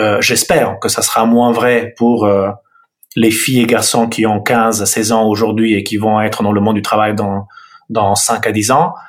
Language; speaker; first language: French; non-native, fluent; Italian